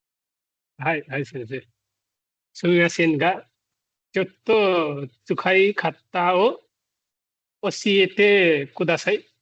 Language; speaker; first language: Japanese; non-native, learner; Nepali